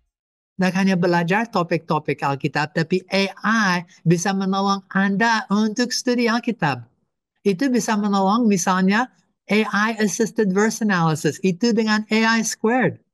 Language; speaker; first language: Indonesian; non-native, fluent; English